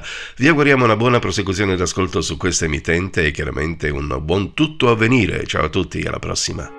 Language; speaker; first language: Italian; native; Italian